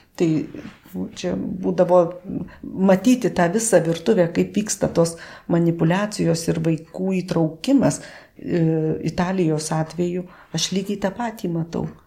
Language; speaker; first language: Lithuanian; native; Lithuanian